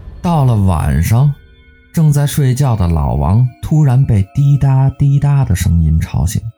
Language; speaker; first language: Chinese; native; Chinese